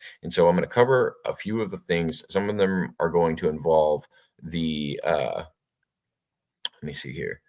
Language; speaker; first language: English; native; English